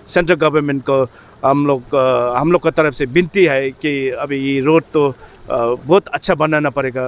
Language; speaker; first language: Hindi; non-native, fluent; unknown